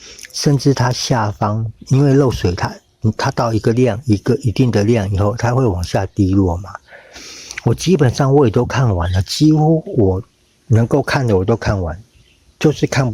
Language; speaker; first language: Chinese; native; Chinese